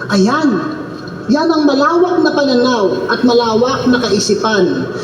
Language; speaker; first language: Filipino; non-native, local second language; Cebuano